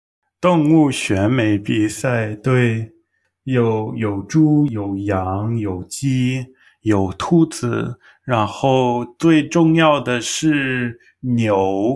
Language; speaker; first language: Chinese; non-native, learner; English